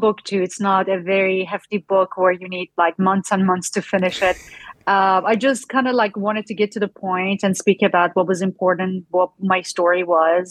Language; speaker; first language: English; non-native, fluent; Persian